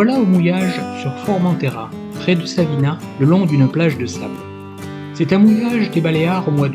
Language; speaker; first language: French; native; French